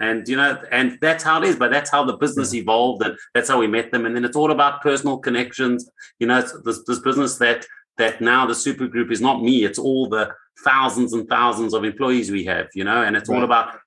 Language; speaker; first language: English; native; English